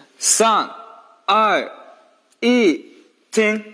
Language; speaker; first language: Chinese; non-native, learner; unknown